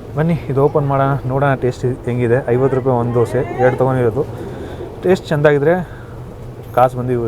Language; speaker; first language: Kannada; non-native, local second language; Hindi